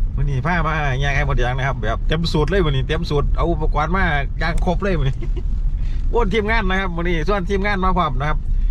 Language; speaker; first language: Thai; non-native, local second language; Northeastern Thai